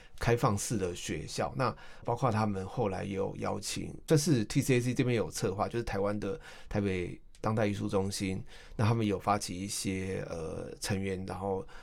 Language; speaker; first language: Chinese; native; Chinese